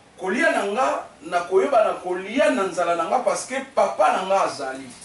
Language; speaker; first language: Lingala; native; Lingala